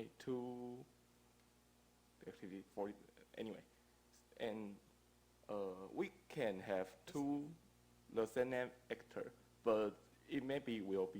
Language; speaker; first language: English; non-native, learner; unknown